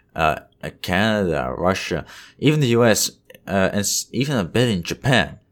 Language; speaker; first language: English; non-native, fluent; Dutch